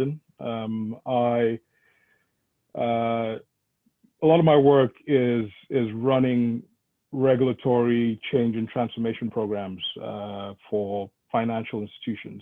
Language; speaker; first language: English; non-native, local second language; Yoruba